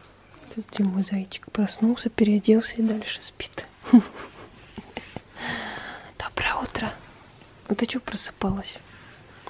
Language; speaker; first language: Russian; native; Russian